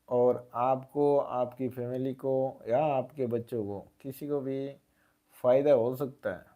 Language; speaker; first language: Hindi; non-native, local second language; Gujarati